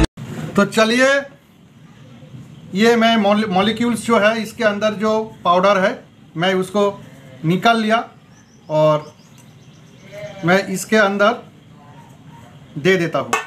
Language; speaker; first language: Hindi; non-native, local second language; Bangla